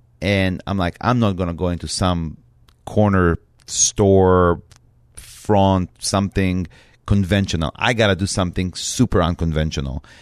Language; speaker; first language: English; non-native, fluent; Hebrew